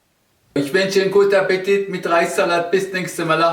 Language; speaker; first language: German; non-native, local second language; Turkish